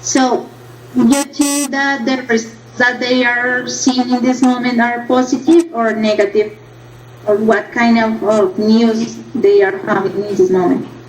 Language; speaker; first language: English; non-native, learner; Spanish